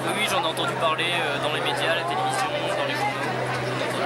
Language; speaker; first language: French; native; French